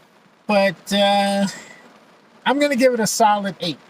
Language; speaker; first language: English; native; English